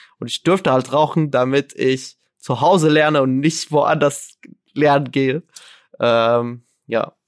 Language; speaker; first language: German; non-native, fluent; Arabic